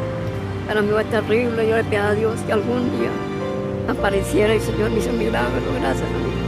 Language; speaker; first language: Spanish; native; Spanish